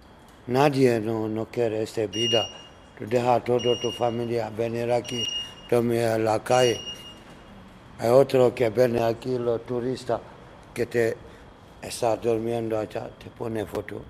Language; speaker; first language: Spanish; non-native, learner; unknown